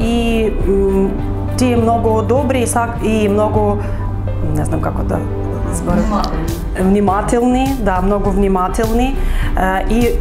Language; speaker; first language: Macedonian; non-native, learner; Ukrainian